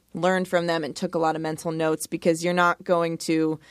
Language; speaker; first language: English; native; English